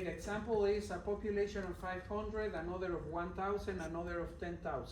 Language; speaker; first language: English; non-native, fluent; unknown